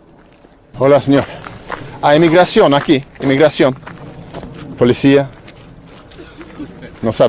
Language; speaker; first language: Spanish; non-native, learner; English